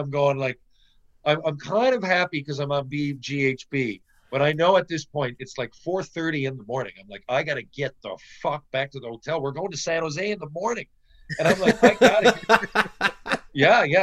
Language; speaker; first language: English; native; English